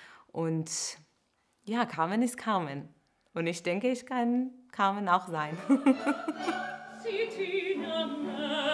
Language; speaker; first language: German; non-native, fluent; Hebrew